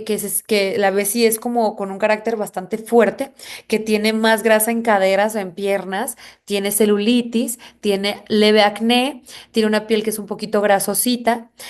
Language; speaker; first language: Spanish; native; Spanish